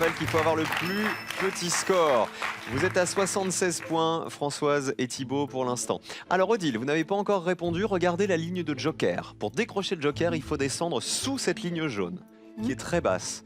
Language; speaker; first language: French; native; French